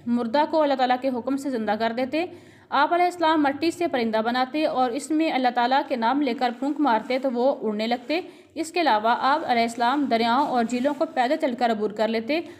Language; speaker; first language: Urdu; non-native, local second language; Punjabi